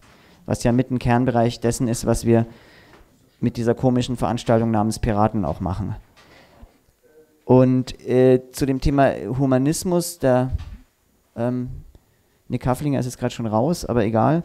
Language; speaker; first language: German; native; German